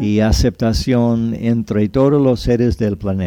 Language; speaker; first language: Spanish; non-native, fluent; English